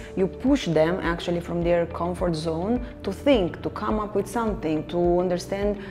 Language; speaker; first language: English; non-native, fluent; Romanian